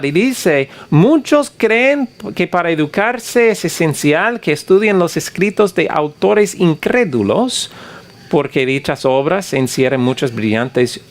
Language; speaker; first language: Spanish; non-native, fluent; English